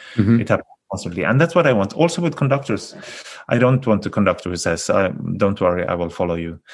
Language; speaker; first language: English; non-native, fluent; Norwegian